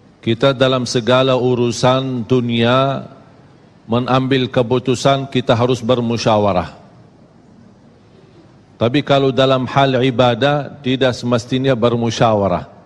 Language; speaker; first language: Malay; native; Malay